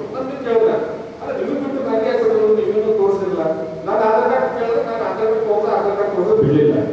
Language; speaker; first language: Kannada; native; Kannada